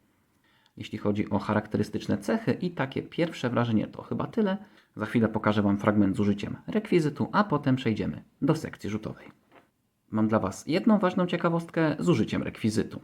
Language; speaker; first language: Polish; native; Polish